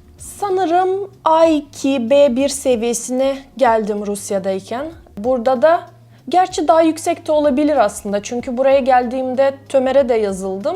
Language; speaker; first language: Turkish; non-native, fluent; Russian